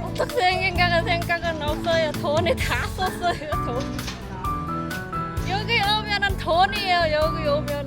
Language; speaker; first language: Korean; non-native, fluent; Khmer